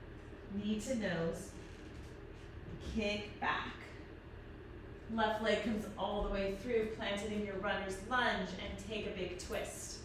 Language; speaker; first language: English; native; English